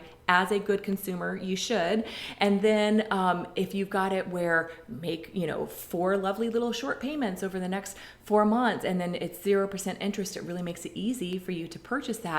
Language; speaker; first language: English; native; English